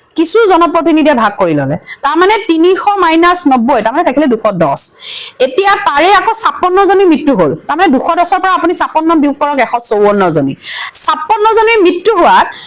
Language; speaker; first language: Assamese; native; Assamese